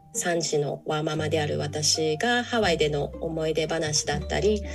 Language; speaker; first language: Japanese; early bilingual, other home language; English